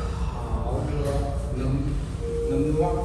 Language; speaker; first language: Vietnamese; non-native, fluent; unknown